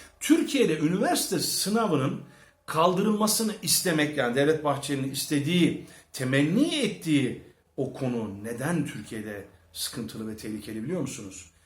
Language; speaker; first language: Turkish; early bilingual, heritage; Turkish